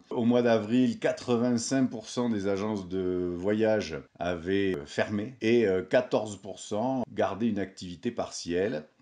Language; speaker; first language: French; native; French